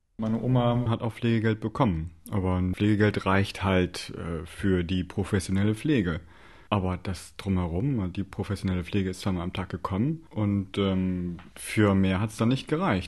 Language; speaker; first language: German; native; German